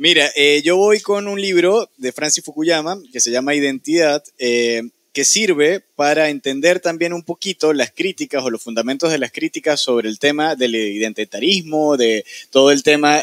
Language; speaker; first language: Spanish; native; Spanish